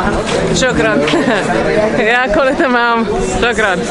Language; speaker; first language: Arabic; non-native, learner; English